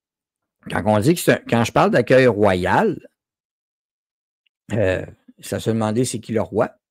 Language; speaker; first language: French; native; French